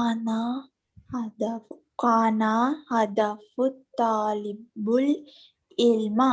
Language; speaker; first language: Arabic; non-native, learner; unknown